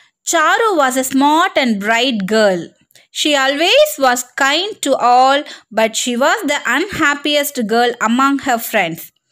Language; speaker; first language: English; non-native, local second language; Tamil